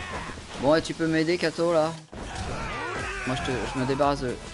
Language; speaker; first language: French; native; French